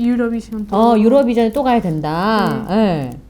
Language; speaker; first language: Korean; native; Korean